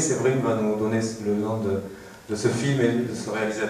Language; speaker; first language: French; native; French